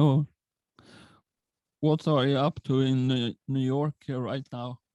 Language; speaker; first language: English; non-native, learner; Swedish